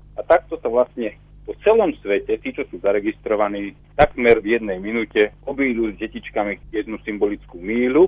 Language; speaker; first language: Slovak; native; Slovak